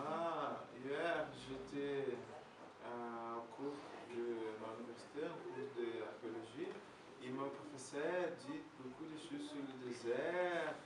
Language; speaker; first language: French; non-native, learner; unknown